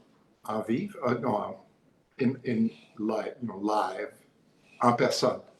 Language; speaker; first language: French; non-native, learner; English